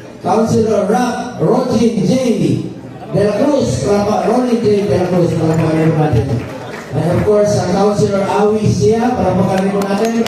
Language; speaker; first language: Filipino; non-native, local second language; Cebuano